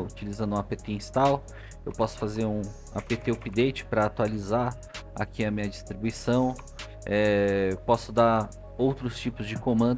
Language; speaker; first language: Portuguese; native; Portuguese